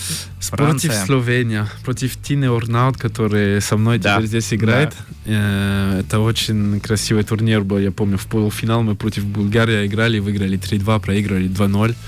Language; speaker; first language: Russian; early bilingual, heritage; French